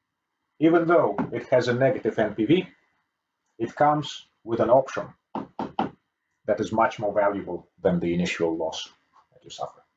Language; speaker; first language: English; non-native, fluent; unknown